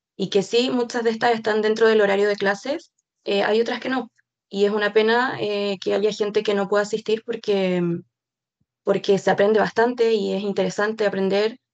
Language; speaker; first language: Spanish; native; Spanish